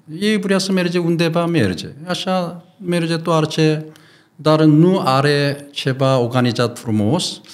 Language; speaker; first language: Romanian; non-native, learner; Korean